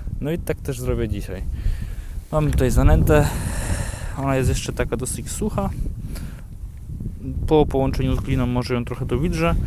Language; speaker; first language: Polish; native; Polish